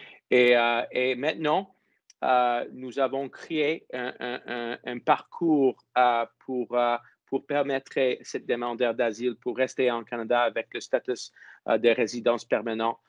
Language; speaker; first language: French; non-native, fluent; English